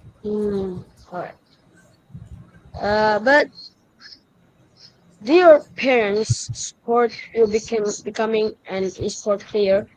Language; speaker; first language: English; non-native, learner; Indonesian